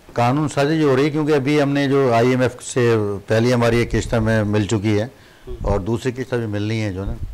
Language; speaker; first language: Urdu; native; Urdu